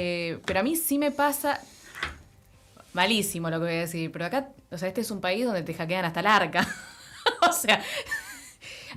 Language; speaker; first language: Spanish; native; Spanish